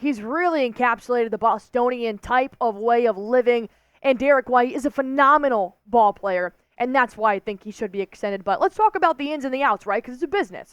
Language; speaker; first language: English; native; English